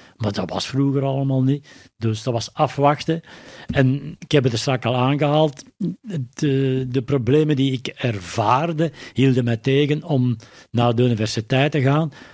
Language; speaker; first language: Dutch; native; Dutch